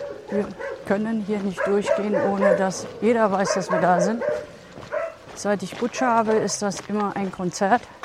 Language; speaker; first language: German; native; German